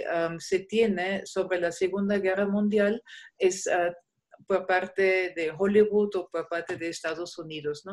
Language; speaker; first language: Spanish; non-native, fluent; German